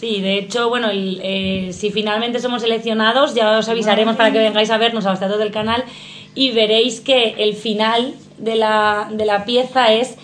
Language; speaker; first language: Spanish; native; Spanish